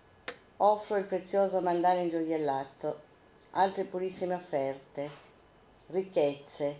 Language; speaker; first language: Italian; native; Italian